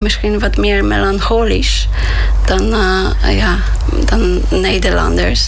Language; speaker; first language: Dutch; non-native, fluent; Polish